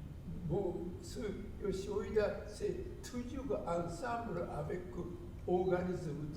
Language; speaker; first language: French; non-native, learner; Japanese